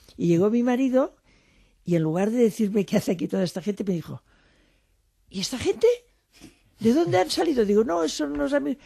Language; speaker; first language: Spanish; non-native, local second language; French